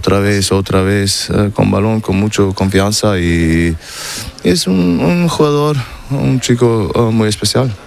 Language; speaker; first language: Spanish; non-native, learner; German